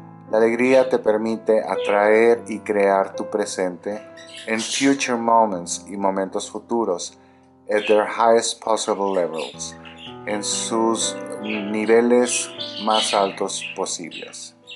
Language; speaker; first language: Spanish; native; Spanish